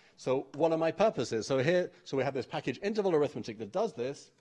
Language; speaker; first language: English; native; English